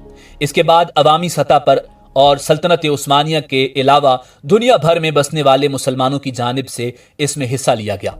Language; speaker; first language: Urdu; native; Urdu